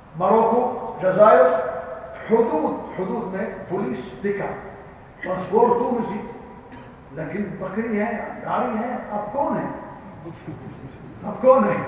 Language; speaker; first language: Urdu; non-native, learner; Arabic